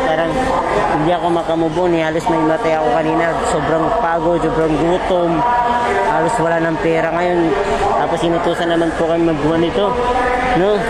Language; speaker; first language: Filipino; non-native, local second language; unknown